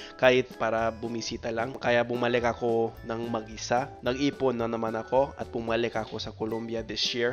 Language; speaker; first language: Filipino; non-native, fluent; English